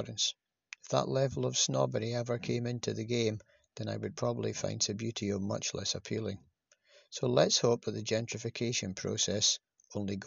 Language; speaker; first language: English; native; English